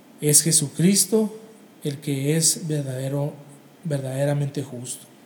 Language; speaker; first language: Spanish; native; Spanish